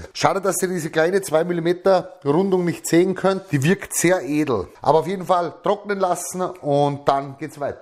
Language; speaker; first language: German; native; German